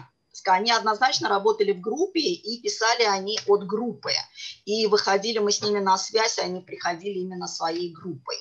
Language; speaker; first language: Russian; native; Russian